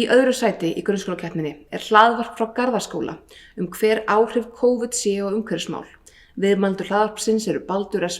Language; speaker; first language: Icelandic; native; Icelandic